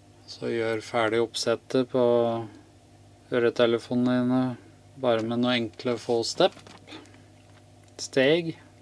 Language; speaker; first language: Norwegian; native; Norwegian